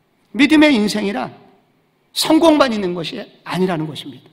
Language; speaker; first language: Korean; native; Korean